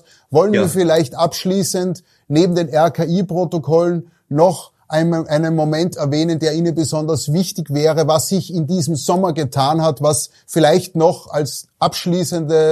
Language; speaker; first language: German; native; German